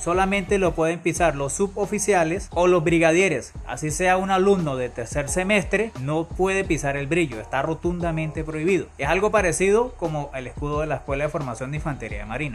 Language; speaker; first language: Spanish; native; Spanish